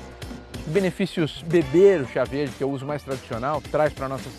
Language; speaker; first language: Portuguese; native; Portuguese